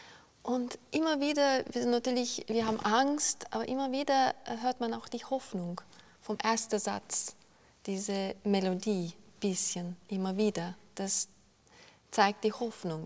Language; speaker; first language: German; non-native, fluent; Turkish